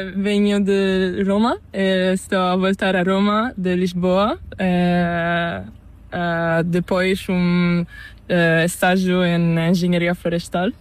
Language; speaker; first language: Spanish; non-native, learner; Italian